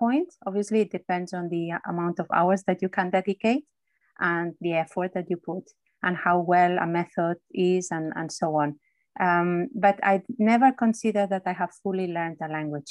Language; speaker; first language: English; non-native, fluent; Spanish